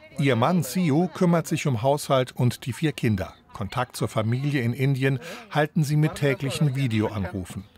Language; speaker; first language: German; native; German